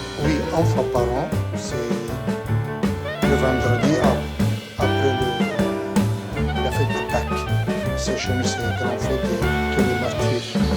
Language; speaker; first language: French; non-native, fluent; Assyrian Neo-Aramaic